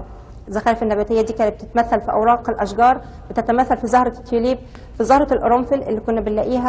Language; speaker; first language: Arabic; native; Arabic